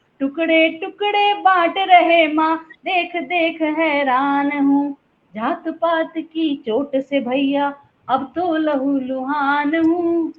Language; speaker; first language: Hindi; native; Hindi